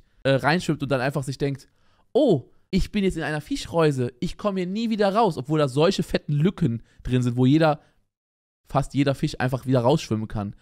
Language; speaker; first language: German; native; German